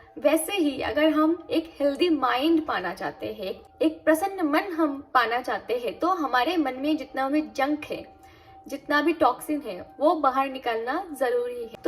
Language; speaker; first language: Hindi; non-native, local second language; Bangla